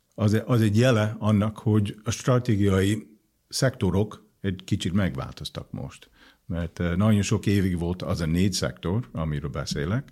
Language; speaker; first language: Hungarian; non-native, fluent; English